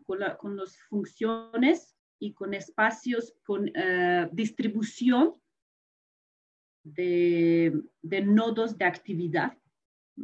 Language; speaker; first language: Spanish; non-native, fluent; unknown